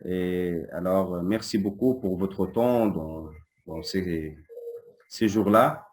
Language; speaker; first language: French; non-native, fluent; Arabic